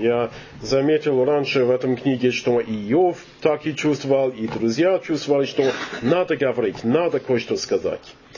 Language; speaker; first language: Russian; non-native, learner; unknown